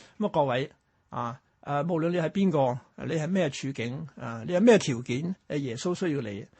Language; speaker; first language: Cantonese; early bilingual, other home language; Chinese